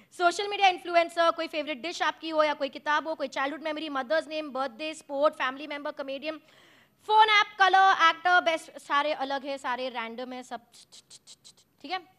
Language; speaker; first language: Hindi; native; Hindi